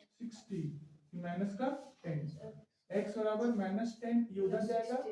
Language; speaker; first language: Hindi; native; Hindi